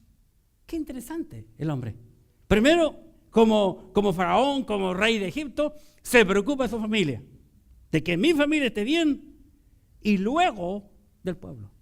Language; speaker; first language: Spanish; native; Spanish